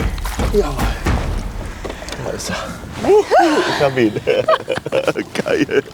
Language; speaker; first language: German; native; German